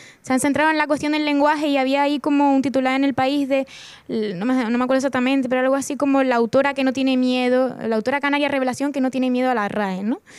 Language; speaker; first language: Spanish; native; Spanish